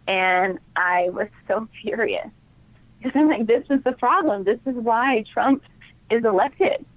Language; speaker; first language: English; native; English